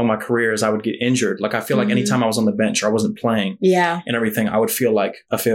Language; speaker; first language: English; native; English